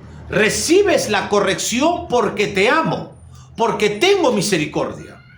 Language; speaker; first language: Spanish; native; Spanish